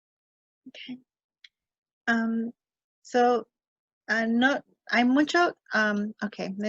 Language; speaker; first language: Spanish; early bilingual, heritage; English